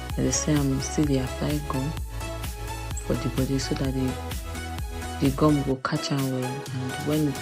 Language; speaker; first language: Nigerian Pidgin; native; Nigerian Pidgin